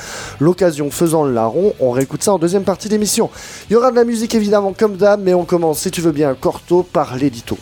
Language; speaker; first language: French; native; French